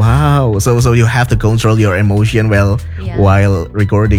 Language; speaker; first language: English; non-native, fluent; Indonesian